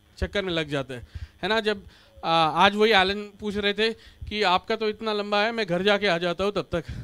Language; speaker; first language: Hindi; non-native, local second language; Marathi